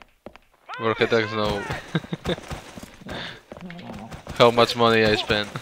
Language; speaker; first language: English; non-native, learner; Spanish